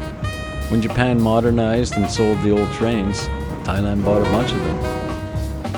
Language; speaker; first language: English; native; English